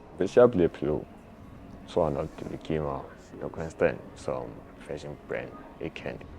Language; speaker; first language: Danish; non-native, fluent; Akan